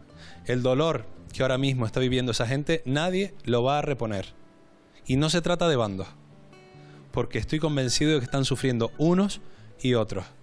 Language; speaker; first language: Spanish; native; Spanish